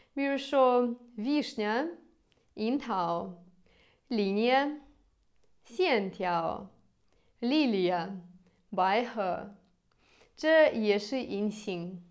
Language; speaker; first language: Chinese; non-native, fluent; Russian